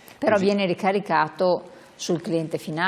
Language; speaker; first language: Italian; native; Italian